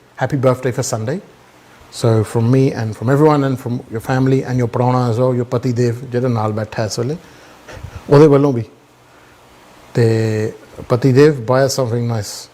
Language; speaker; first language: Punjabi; early bilingual, heritage; Punjabi